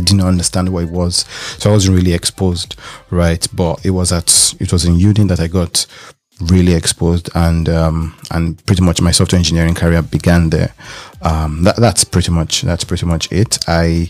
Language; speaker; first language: English; non-native, local second language; Yoruba